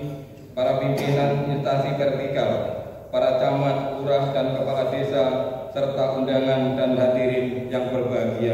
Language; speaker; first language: Indonesian; native; Indonesian